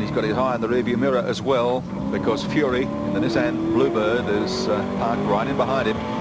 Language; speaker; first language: English; native; English